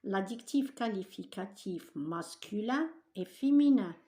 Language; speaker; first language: French; non-native, local second language; Arabic